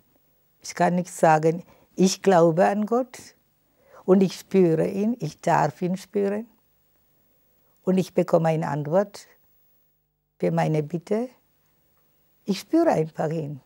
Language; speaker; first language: German; non-native, fluent; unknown